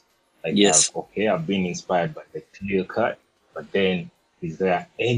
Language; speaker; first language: English; non-native, local second language; Ganda